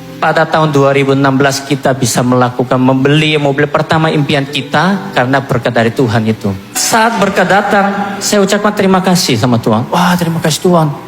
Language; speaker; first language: Indonesian; non-native, fluent; Korean